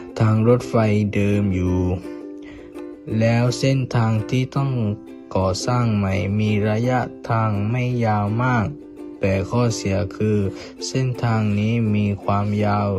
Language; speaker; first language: Thai; native; Thai